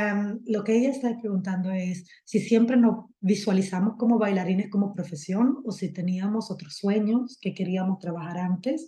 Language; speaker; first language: English; non-native, fluent; Swedish